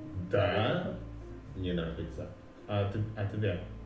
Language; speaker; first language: Russian; non-native, learner; Indonesian